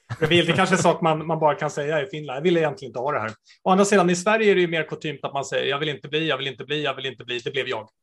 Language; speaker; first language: Swedish; native; Swedish